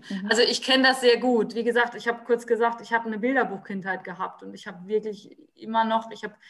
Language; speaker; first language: German; native; German